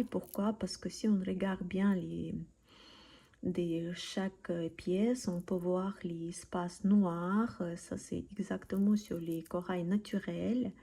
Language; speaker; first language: French; non-native, learner; Russian